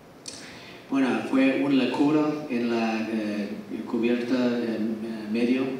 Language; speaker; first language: Spanish; non-native, fluent; English